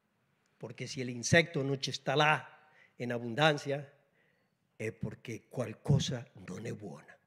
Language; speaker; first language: Italian; non-native, learner; Spanish